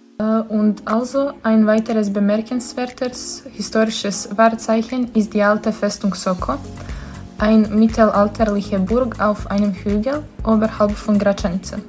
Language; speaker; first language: German; non-native, learner; Bosnian